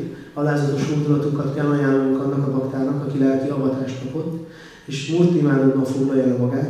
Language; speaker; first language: Hungarian; native; Hungarian